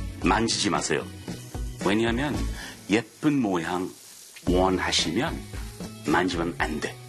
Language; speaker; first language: Korean; non-native, learner; English